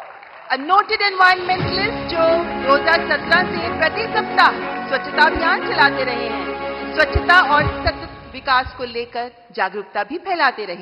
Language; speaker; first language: Hindi; native; Hindi